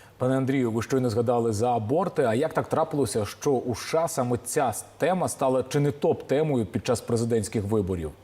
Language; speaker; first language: Ukrainian; native; Ukrainian